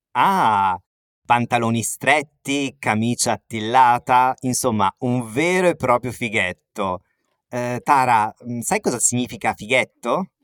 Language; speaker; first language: Italian; native; Italian